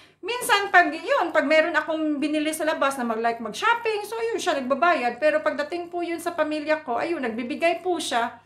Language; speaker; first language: Filipino; non-native, local second language; Cebuano